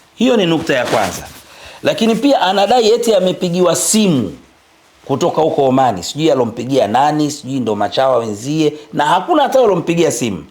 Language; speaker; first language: Swahili; native; Swahili